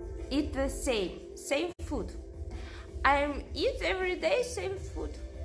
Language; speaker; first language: English; non-native, learner; Russian